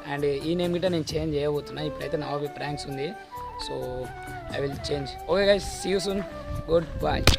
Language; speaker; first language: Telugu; non-native, local second language; Urdu